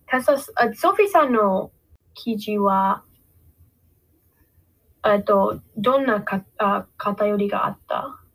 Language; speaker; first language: Japanese; non-native, learner; English